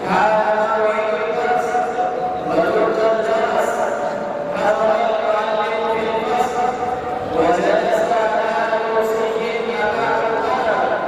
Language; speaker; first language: Arabic; non-native, fluent; Urdu